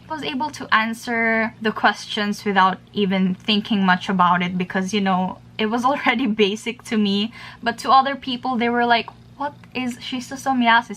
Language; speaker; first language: English; non-native, local second language; Filipino